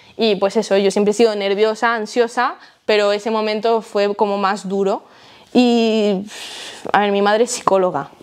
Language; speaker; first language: Spanish; early bilingual, heritage; Spanish